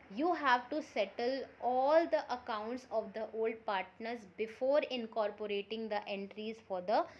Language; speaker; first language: English; non-native, local second language; Hindi